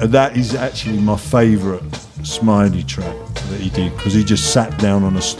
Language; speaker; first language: English; native; English